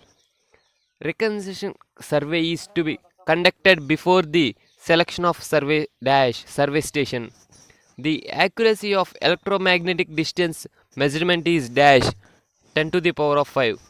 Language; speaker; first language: English; non-native, local second language; Telugu